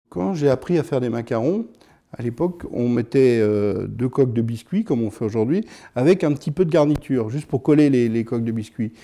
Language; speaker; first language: French; native; French